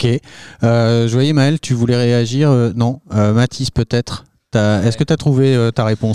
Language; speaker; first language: French; native; French